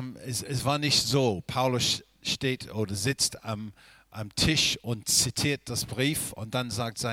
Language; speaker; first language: German; non-native, fluent; English